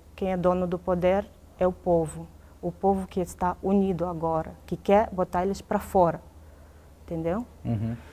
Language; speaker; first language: Portuguese; non-native, fluent; Ukrainian